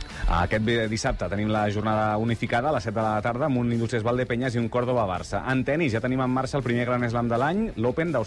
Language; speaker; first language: Catalan; native; Catalan